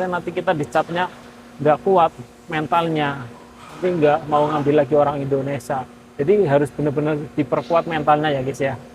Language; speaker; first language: Indonesian; native; Indonesian